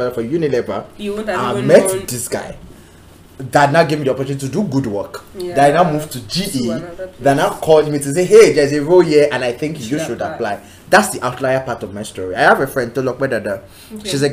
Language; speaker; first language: English; non-native, local second language; Yoruba